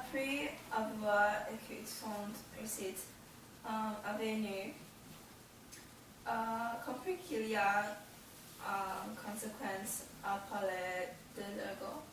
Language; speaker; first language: French; non-native, learner; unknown